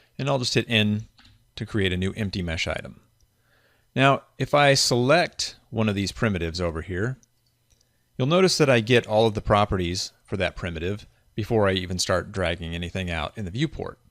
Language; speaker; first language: English; native; English